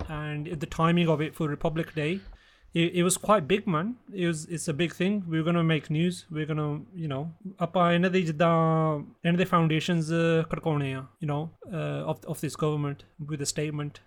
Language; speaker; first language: Punjabi; early bilingual, heritage; Punjabi